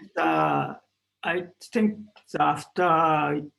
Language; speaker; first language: English; non-native, learner; Japanese